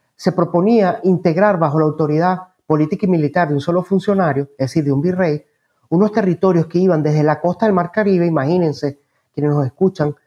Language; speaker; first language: Spanish; native; Spanish